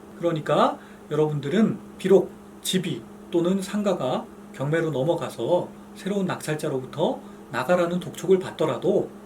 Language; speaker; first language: Korean; native; Korean